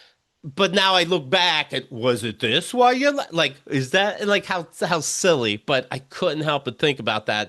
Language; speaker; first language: English; native; English